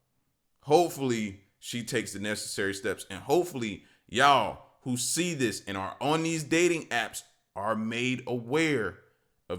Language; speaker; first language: English; native; English